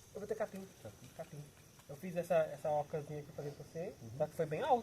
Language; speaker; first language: Portuguese; native; Portuguese